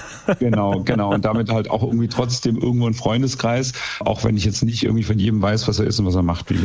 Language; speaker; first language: German; native; German